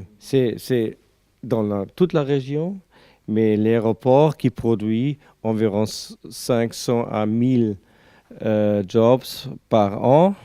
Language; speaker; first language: French; non-native, learner; German